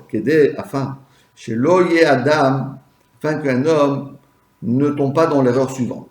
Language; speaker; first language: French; native; French